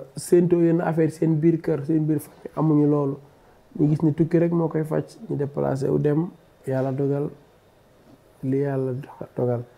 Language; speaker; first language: Wolof; non-native, local second language; Fula